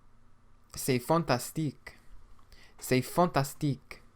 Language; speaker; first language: French; non-native, fluent; English